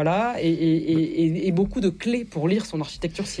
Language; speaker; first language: French; native; French